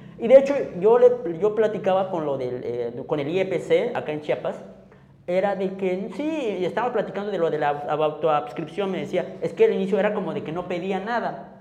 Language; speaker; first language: Spanish; non-native, local second language; Tzotzil